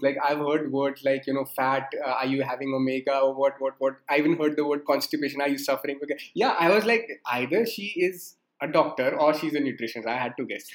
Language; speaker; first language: English; non-native, local second language; Hindi